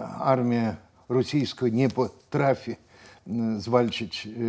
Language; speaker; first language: Polish; non-native, fluent; Russian